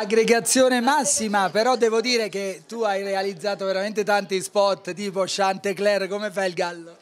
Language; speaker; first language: Italian; native; Italian